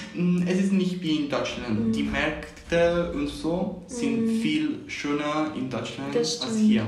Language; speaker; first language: German; non-native, learner; Spanish